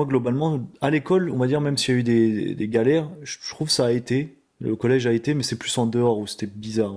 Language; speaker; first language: French; native; French